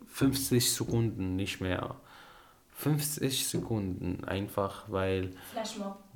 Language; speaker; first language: German; non-native, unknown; Arabic